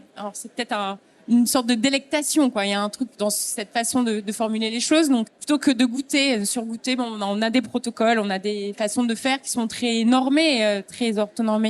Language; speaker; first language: French; native; French